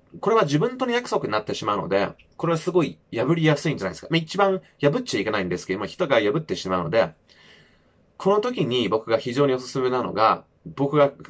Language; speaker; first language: Japanese; non-native, fluent; English